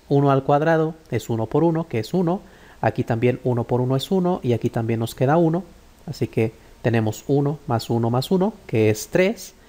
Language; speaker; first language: Spanish; native; Spanish